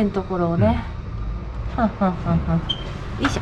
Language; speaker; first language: Japanese; native; Japanese